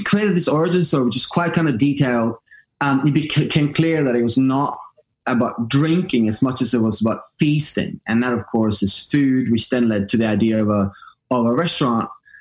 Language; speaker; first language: English; non-native, fluent; Norwegian